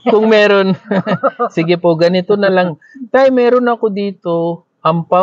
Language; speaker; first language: Filipino; non-native, learner; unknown